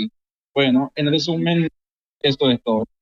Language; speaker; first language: Spanish; non-native, fluent; Arabic